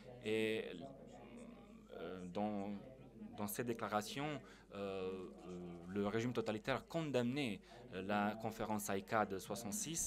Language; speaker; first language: French; non-native, fluent; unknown